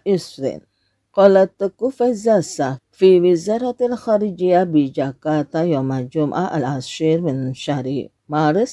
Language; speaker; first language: Arabic; non-native, fluent; Indonesian